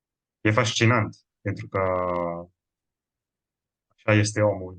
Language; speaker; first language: Romanian; non-native, fluent; Italian